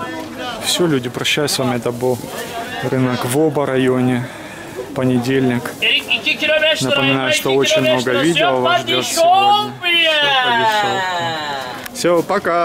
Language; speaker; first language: Russian; native; Russian